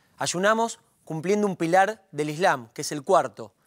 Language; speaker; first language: Spanish; native; Spanish